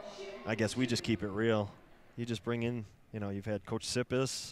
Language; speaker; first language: English; native; English